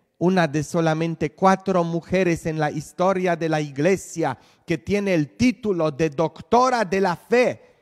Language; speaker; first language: Spanish; native; Spanish